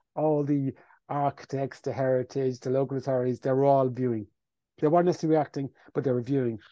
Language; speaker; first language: English; native; English